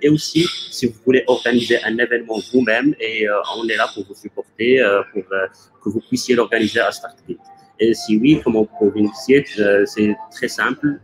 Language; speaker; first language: French; non-native, local second language; Arabic